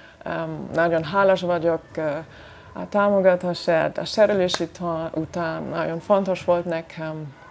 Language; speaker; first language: Hungarian; non-native, learner; German